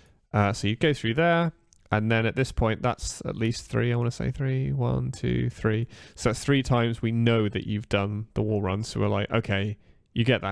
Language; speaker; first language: English; native; English